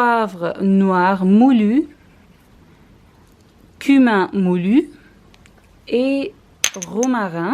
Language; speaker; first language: French; non-native, learner; Dutch